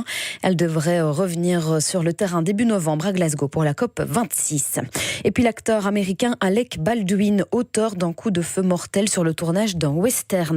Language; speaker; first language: French; native; French